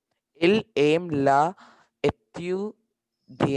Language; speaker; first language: French; non-native, learner; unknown